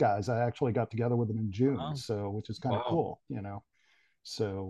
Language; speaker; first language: English; native; English